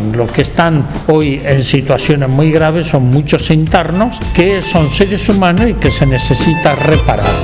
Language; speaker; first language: Spanish; native; Spanish